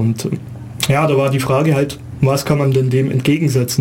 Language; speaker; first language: German; native; German